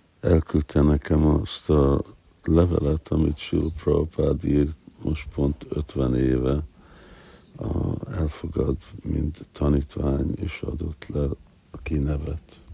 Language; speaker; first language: Hungarian; early bilingual, heritage; Hungarian